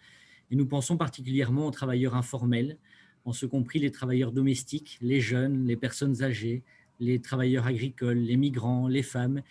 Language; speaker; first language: French; native; French